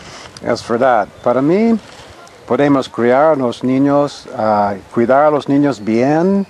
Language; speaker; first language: Spanish; non-native, fluent; English